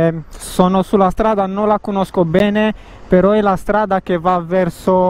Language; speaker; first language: Italian; non-native, fluent; Romanian